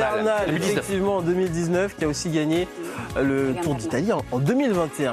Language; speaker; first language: French; native; French